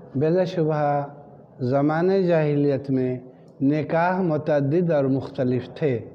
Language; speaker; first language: Urdu; native; Urdu